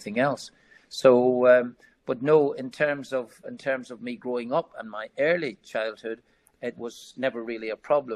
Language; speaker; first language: English; native; English